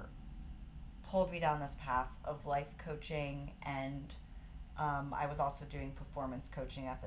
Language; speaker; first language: English; native; English